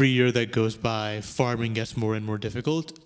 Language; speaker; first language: English; non-native, local second language; Urdu